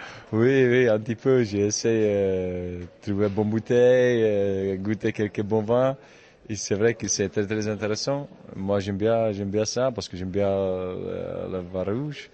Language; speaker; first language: French; non-native, fluent; Czech